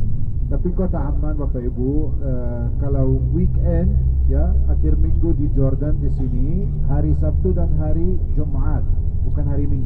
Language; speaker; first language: Indonesian; non-native, fluent; Arabic